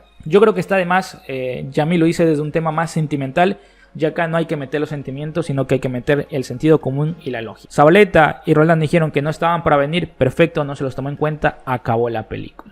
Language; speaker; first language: Spanish; native; Spanish